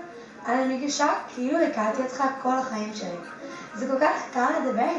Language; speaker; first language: Hebrew; non-native, learner; English